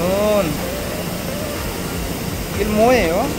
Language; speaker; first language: Korean; non-native, learner; Nepali